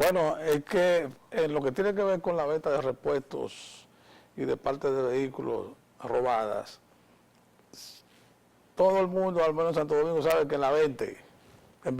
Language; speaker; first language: Spanish; native; Spanish